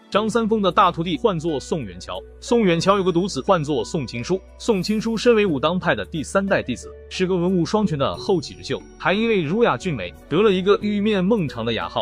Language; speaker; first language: Chinese; native; Chinese